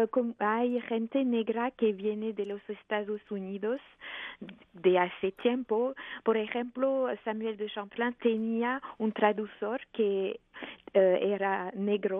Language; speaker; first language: Spanish; non-native, fluent; French